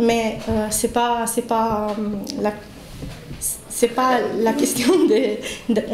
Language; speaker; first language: French; non-native, fluent; Spanish